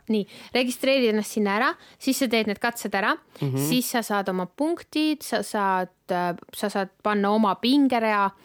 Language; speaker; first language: Estonian; native; Estonian